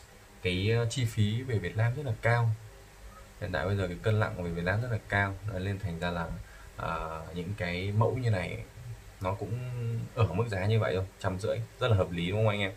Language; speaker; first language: Vietnamese; native; Vietnamese